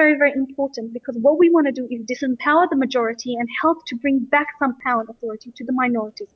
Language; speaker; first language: English; native; English